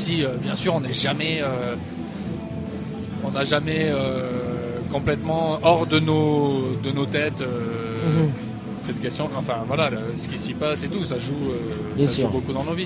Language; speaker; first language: French; native; French